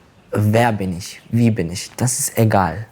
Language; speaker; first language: German; non-native, learner; Turkish